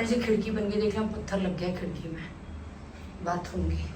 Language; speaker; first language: Hindi; native; Hindi